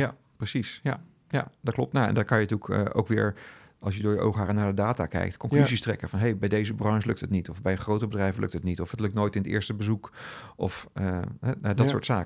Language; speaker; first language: Dutch; native; Dutch